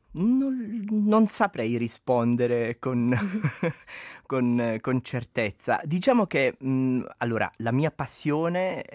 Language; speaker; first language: Italian; non-native, local second language; German